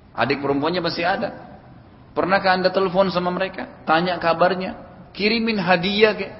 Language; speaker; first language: Indonesian; native; Indonesian